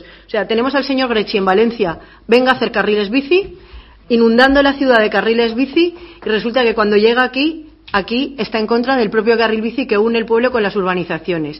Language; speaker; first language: Spanish; native; Spanish